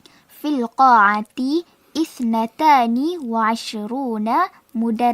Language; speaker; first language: Arabic; non-native, learner; Malay